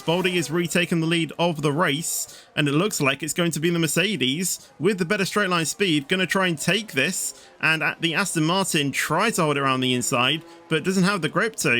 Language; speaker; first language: English; native; English